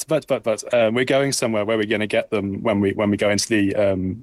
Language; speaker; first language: English; native; English